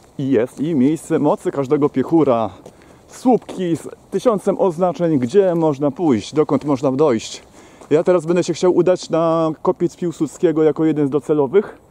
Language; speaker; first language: Polish; native; Polish